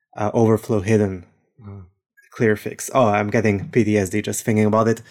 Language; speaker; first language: English; non-native, fluent; French